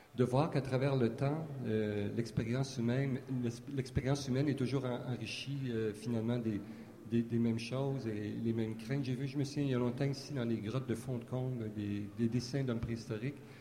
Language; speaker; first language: French; native; French